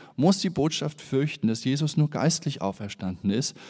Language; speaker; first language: German; native; German